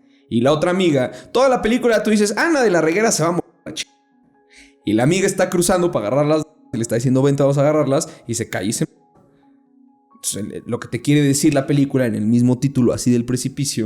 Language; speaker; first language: Spanish; native; Spanish